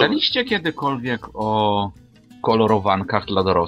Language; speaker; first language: Polish; native; Polish